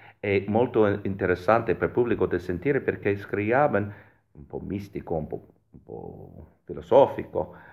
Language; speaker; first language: Italian; non-native, fluent; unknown